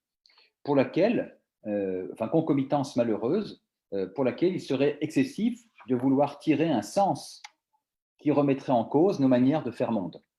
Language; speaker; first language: French; native; French